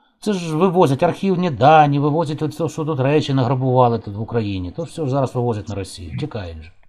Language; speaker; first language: Ukrainian; native; Ukrainian